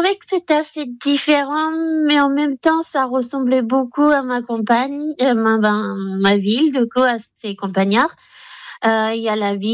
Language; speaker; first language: French; non-native, fluent; Japanese